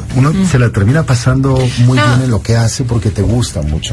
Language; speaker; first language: Spanish; native; Spanish